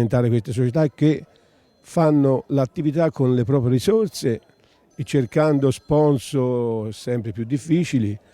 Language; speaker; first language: Italian; native; Italian